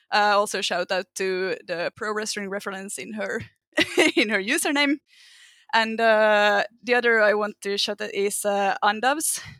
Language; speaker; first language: English; non-native, fluent; Finnish